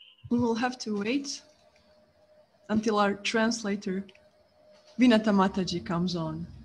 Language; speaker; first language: English; non-native, fluent; Croatian